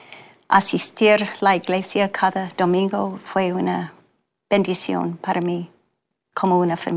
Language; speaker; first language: Spanish; non-native, fluent; English